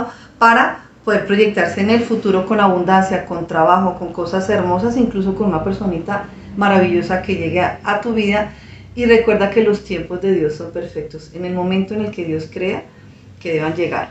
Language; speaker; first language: Spanish; native; Spanish